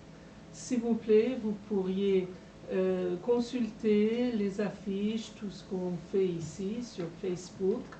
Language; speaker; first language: French; non-native, fluent; Persian